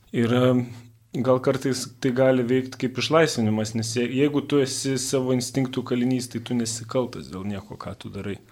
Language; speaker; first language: Lithuanian; native; Lithuanian